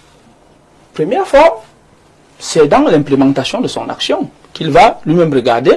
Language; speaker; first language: French; native; French